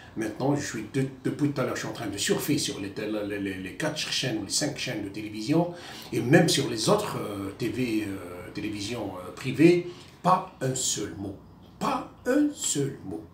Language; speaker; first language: French; non-native, local second language; Arabic